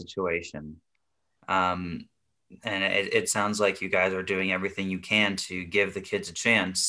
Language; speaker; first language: English; native; English